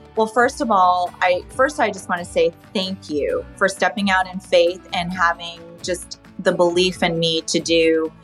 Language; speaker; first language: English; native; English